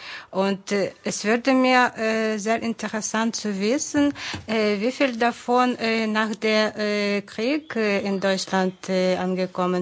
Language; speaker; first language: German; non-native, fluent; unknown